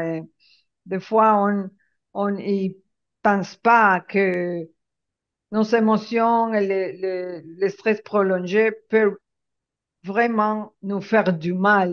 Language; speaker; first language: French; non-native, fluent; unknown